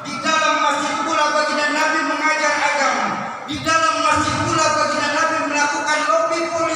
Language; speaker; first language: Indonesian; native; Indonesian